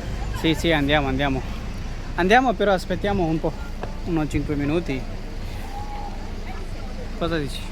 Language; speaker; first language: Italian; non-native, learner; Telugu